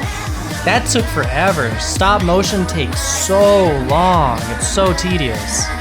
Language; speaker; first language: English; native; English